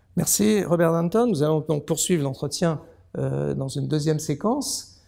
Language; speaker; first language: French; native; French